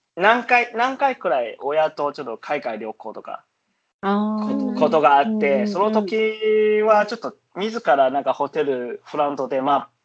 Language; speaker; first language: Japanese; non-native, fluent; Chinese